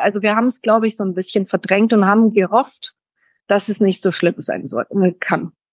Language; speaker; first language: German; early bilingual, heritage; German